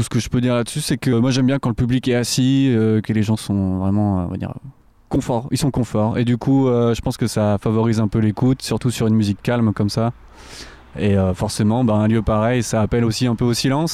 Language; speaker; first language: French; native; French